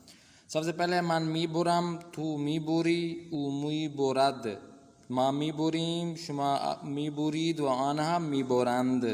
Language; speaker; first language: Persian; non-native, fluent; Urdu